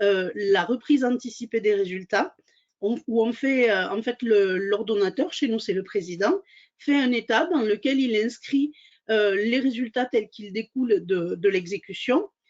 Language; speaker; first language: French; native; French